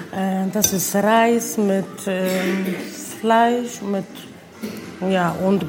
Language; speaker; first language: German; non-native, learner; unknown